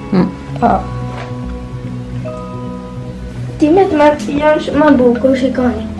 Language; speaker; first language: Albanian; early bilingual, heritage; Albanian